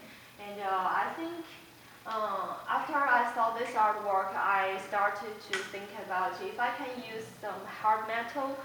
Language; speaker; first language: English; non-native, fluent; Chinese